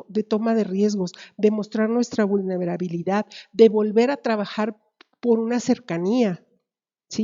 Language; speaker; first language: Spanish; native; Spanish